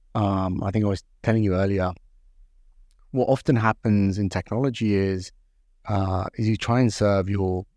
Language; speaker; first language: English; native; English